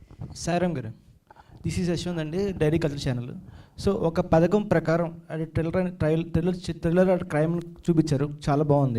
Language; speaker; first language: Telugu; native; Telugu